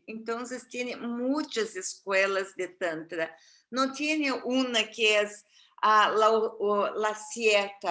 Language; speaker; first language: Spanish; non-native, fluent; Portuguese